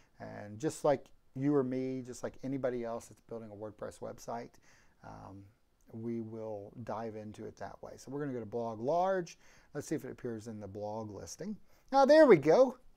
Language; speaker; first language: English; native; English